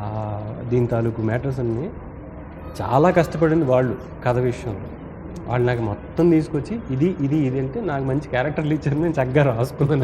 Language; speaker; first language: Telugu; native; Telugu